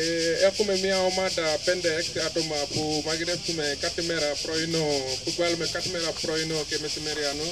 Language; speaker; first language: Greek; non-native, fluent; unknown